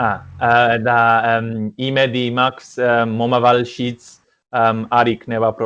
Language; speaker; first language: Georgian; non-native, learner; English